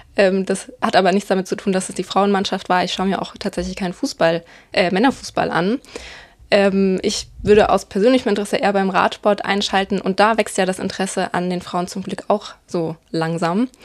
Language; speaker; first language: German; early bilingual, other home language; Bosnian